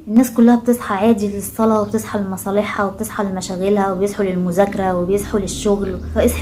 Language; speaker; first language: Arabic; native; Arabic